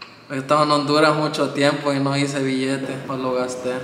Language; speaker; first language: Spanish; early bilingual, heritage; Spanish